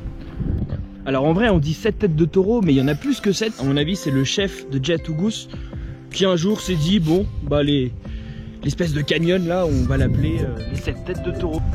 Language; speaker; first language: French; native; French